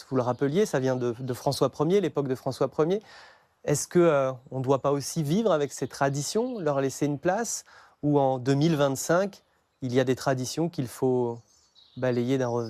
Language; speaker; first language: French; native; French